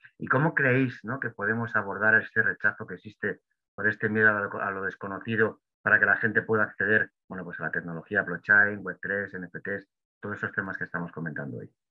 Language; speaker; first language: Spanish; native; Spanish